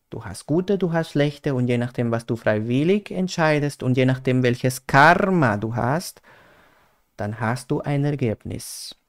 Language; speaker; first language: German; non-native, fluent; Spanish